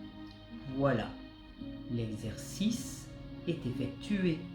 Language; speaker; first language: French; native; French